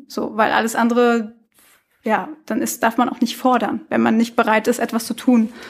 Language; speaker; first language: German; native; German